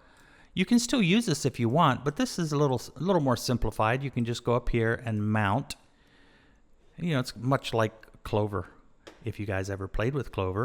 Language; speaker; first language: English; native; English